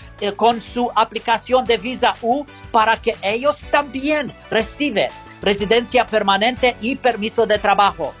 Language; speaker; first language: Spanish; non-native, learner; English